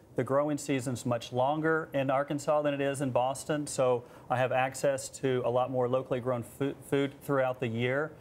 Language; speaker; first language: English; native; English